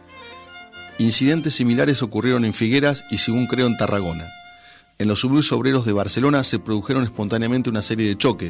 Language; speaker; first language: Spanish; native; Spanish